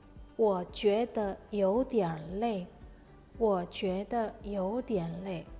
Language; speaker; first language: Chinese; non-native, fluent; Indonesian